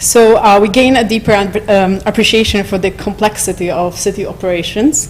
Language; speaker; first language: English; non-native, fluent; Polish